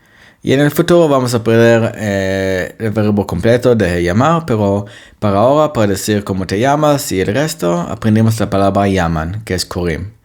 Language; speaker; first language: Spanish; non-native, fluent; Hebrew